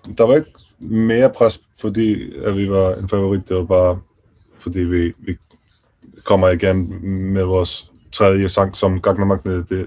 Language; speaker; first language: Danish; early bilingual, other home language; Icelandic